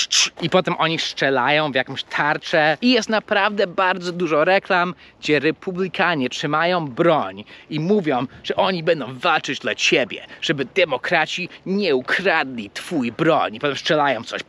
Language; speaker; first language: Polish; non-native, fluent; English